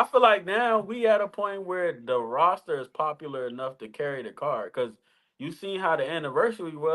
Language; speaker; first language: English; native; English